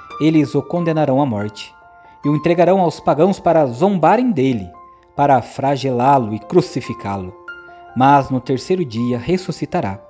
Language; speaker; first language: Portuguese; native; Portuguese